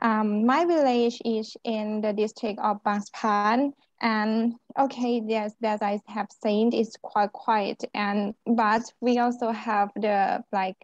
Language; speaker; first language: English; non-native, learner; Thai